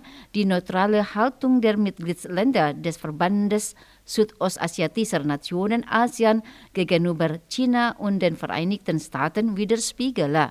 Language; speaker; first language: German; non-native, fluent; Indonesian